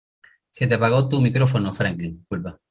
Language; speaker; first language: Spanish; native; Spanish